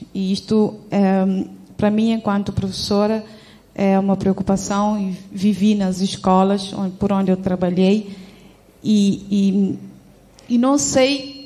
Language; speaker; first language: Portuguese; non-native, local second language; Kabuverdianu